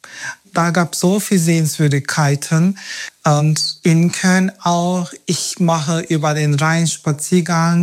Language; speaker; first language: German; non-native, learner; Turkish